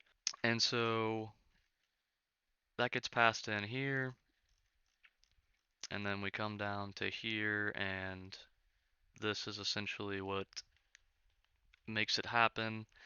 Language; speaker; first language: English; native; English